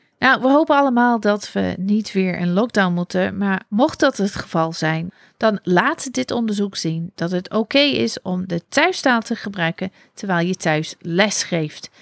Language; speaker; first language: Dutch; non-native, fluent; English